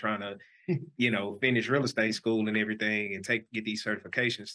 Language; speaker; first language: English; native; English